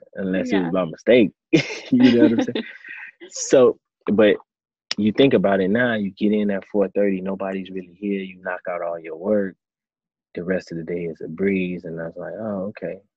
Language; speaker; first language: English; native; English